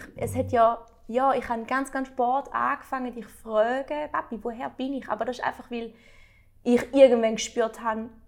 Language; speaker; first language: German; early bilingual, other home language; Albanian